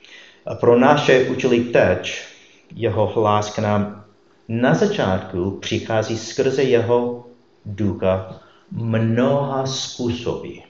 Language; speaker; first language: Czech; non-native, fluent; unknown